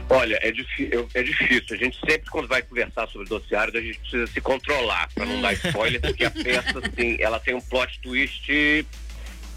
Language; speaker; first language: Portuguese; native; Portuguese